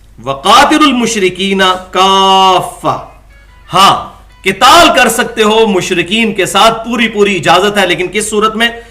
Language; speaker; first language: Urdu; non-native, local second language; Punjabi